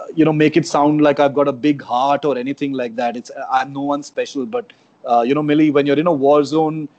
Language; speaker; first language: English; non-native, local second language; Konkani